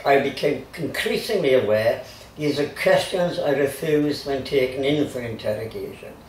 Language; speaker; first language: English; native; English